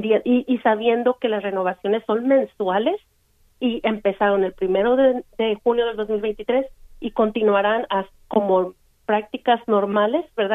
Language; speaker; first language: Spanish; native; Spanish